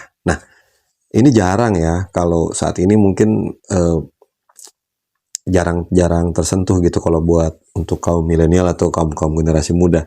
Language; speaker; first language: Indonesian; native; Indonesian